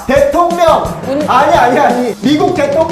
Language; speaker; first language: Korean; native; Korean